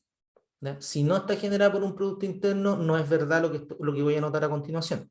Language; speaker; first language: Spanish; native; Spanish